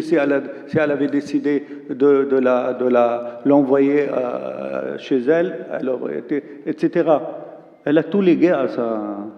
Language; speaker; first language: French; non-native, local second language; Arabic